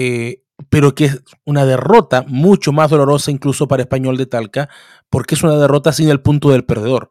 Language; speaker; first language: Spanish; native; Spanish